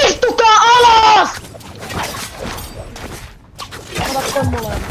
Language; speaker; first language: Finnish; native; Finnish